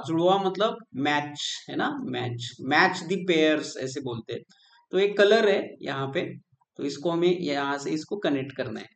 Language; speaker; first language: Hindi; non-native, local second language; Marathi